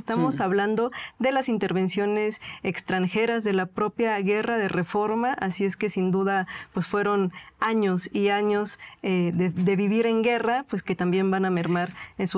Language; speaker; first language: Spanish; native; Spanish